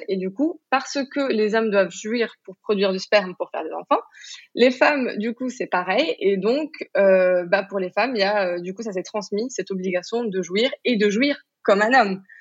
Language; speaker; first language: French; non-native, local second language; Arabic